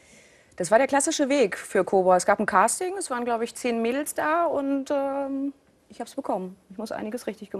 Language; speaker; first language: German; native; German